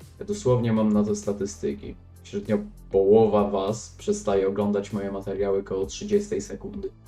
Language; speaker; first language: Polish; native; Polish